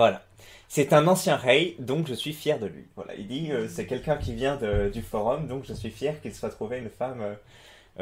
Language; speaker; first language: French; native; French